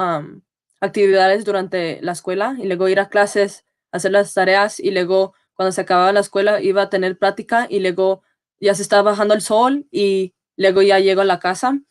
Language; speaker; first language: Spanish; early bilingual, heritage; Spanish